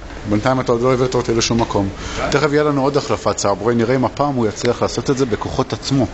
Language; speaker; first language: Hebrew; native; Hebrew